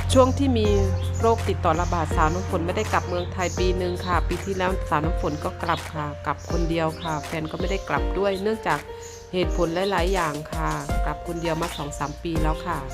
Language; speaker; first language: Thai; non-native, local second language; Lao